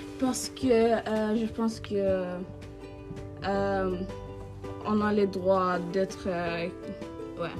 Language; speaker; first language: French; non-native, learner; Norwegian